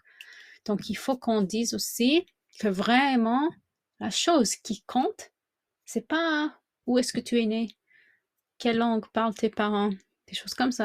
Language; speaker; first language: French; non-native, fluent; English